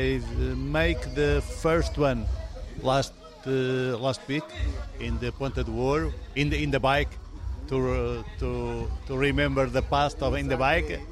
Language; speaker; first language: English; non-native, learner; Portuguese